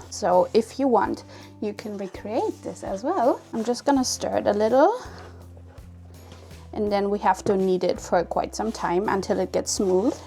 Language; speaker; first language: English; non-native, fluent; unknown